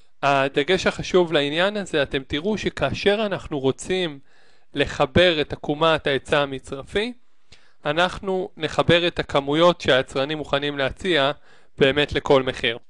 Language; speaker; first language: Hebrew; native; Hebrew